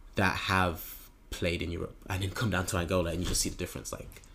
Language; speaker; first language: English; native; English